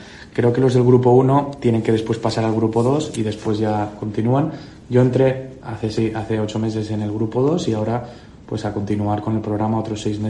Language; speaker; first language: Spanish; native; Spanish